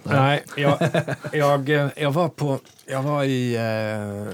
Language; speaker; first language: Swedish; native; Swedish